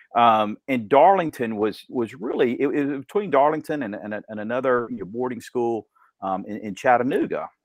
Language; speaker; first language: English; native; English